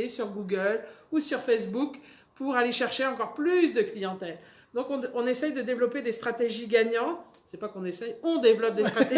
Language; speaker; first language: French; native; French